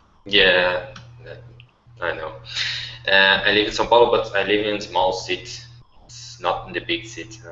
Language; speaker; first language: English; non-native, learner; Portuguese